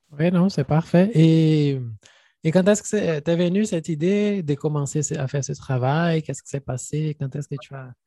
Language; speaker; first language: French; non-native, fluent; Portuguese